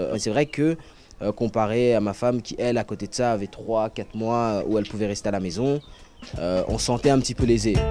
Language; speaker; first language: French; native; French